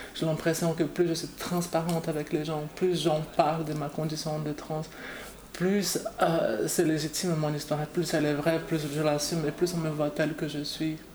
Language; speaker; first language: French; non-native, fluent; Portuguese